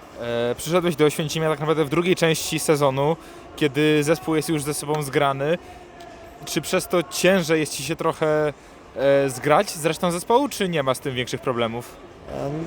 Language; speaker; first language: Polish; native; Polish